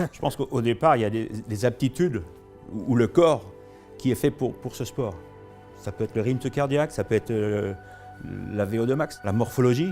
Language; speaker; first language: French; native; French